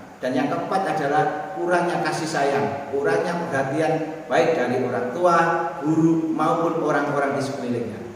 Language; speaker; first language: Indonesian; native; Indonesian